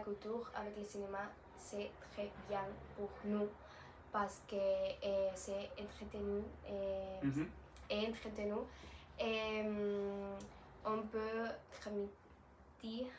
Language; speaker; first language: French; non-native, learner; Spanish